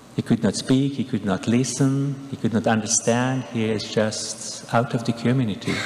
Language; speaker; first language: English; non-native, fluent; Hungarian